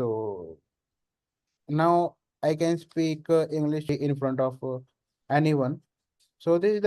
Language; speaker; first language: English; non-native, learner; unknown